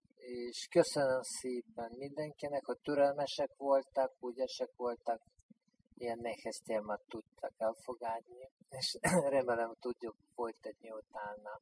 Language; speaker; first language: Hungarian; non-native, fluent; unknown